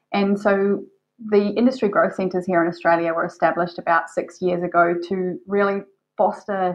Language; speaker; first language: English; native; English